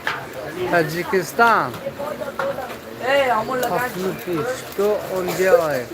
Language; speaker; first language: Russian; non-native, fluent; Tajik